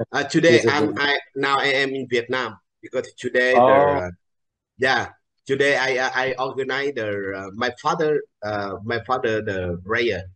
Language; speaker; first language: English; non-native, learner; Vietnamese